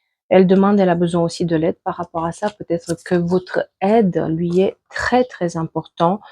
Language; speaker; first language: French; native; French